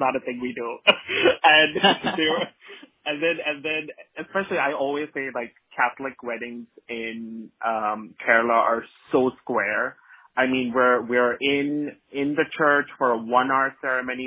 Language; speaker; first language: English; non-native, local second language; Malayalam